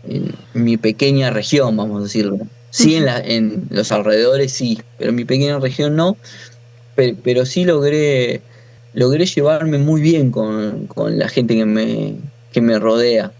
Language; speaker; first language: Spanish; native; Spanish